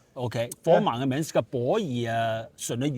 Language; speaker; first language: Danish; non-native, learner; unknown